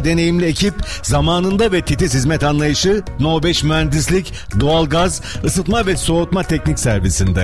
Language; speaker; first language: Turkish; native; Turkish